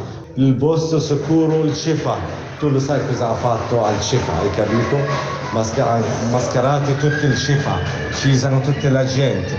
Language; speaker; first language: Italian; non-native, learner; Arabic